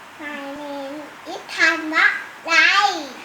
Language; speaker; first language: English; non-native, learner; Thai